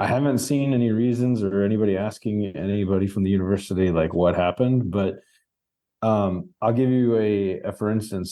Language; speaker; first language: English; native; English